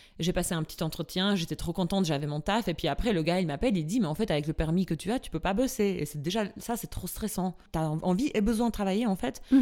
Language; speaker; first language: French; non-native, fluent; Albanian